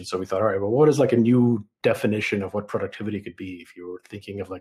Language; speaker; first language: English; early bilingual, other home language; Russian